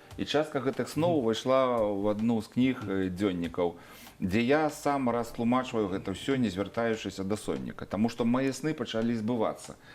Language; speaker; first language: Belarusian; native; Belarusian